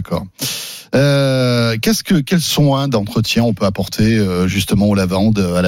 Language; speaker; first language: French; native; French